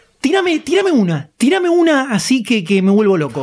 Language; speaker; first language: Spanish; native; Spanish